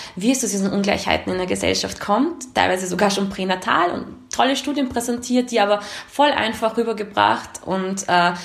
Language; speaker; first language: German; early bilingual, other home language; Hungarian